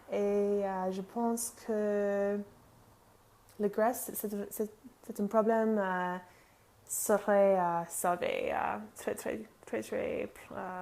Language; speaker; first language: French; non-native, learner; English